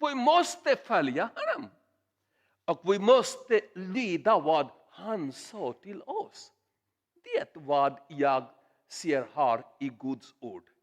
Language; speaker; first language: Swedish; non-native, learner; Urdu